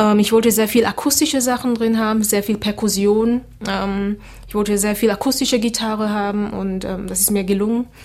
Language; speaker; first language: German; early bilingual, other home language; Seselwa Creole French